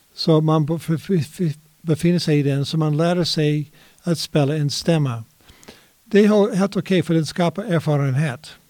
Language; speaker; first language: Swedish; non-native, fluent; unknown